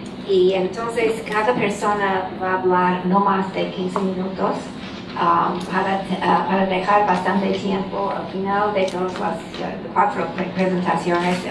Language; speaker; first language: Spanish; non-native, fluent; English